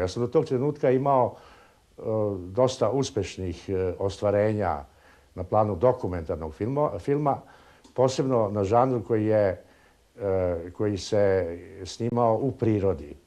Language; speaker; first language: Serbian; native; Serbian